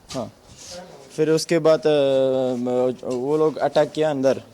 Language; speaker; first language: Hindi; non-native, fluent; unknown